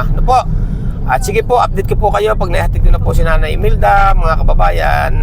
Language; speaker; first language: Filipino; native; Filipino